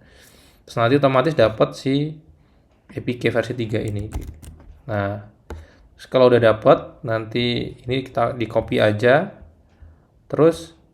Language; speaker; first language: Indonesian; native; Indonesian